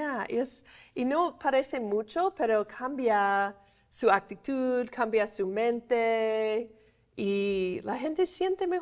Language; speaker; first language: Spanish; non-native, fluent; English